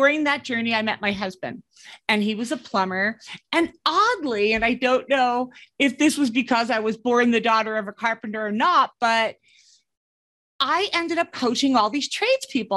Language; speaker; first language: English; native; English